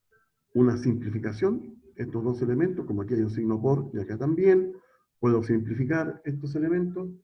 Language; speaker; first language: Spanish; native; Spanish